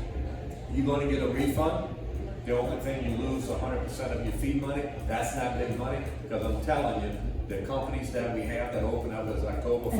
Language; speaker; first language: English; native; English